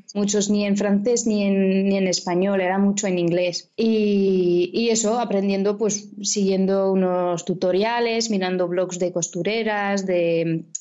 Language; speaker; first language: Spanish; non-native, fluent; French